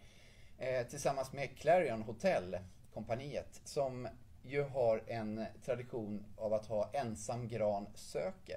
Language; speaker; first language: Swedish; native; Swedish